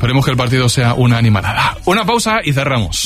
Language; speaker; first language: Spanish; native; Spanish